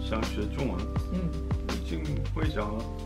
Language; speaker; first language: Chinese; non-native, learner; Korean